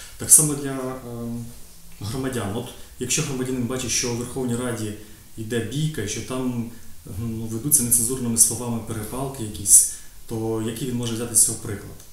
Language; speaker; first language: Ukrainian; native; Ukrainian